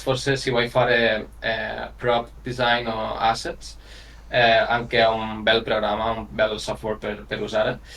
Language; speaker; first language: Italian; non-native, learner; Spanish